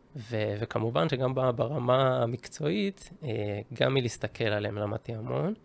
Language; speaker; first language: Hebrew; early bilingual, other home language; Japanese